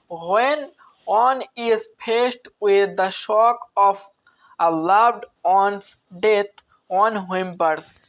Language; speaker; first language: English; non-native, local second language; Bangla